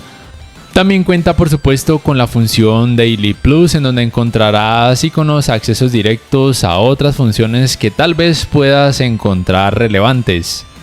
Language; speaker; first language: Spanish; native; Spanish